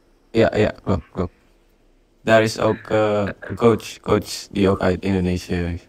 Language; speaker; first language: Dutch; non-native, fluent; Indonesian